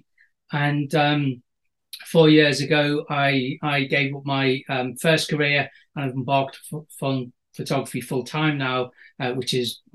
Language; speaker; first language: English; native; English